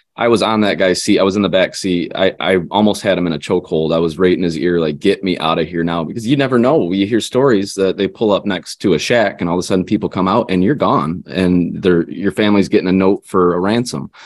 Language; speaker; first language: English; native; English